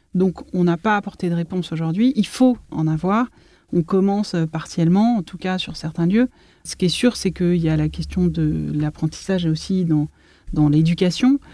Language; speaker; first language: French; native; French